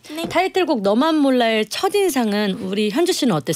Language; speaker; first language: Korean; native; Korean